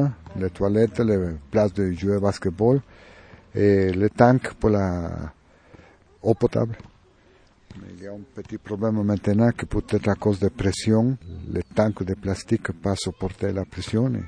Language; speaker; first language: French; non-native, learner; Spanish